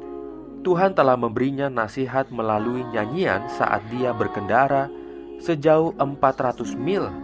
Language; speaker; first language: Indonesian; native; Indonesian